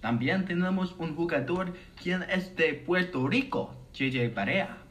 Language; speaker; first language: Spanish; non-native, learner; English